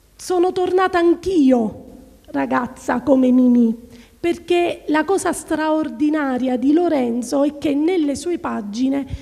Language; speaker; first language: Italian; native; Italian